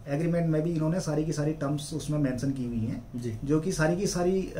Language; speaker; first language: Hindi; native; Hindi